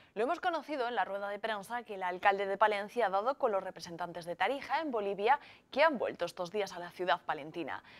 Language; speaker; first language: Spanish; native; Spanish